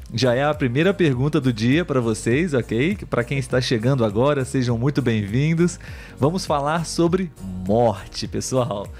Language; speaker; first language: Portuguese; native; Portuguese